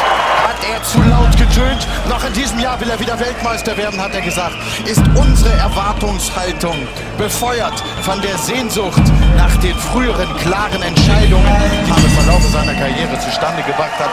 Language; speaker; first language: German; native; German